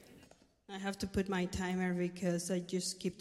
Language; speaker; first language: English; non-native, fluent; Spanish